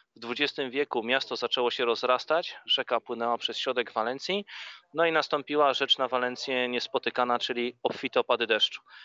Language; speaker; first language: Polish; native; Polish